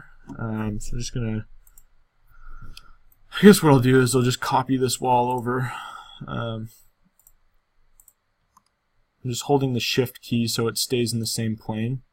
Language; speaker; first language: English; native; English